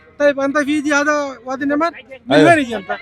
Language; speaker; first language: Arabic; non-native, learner; Bangla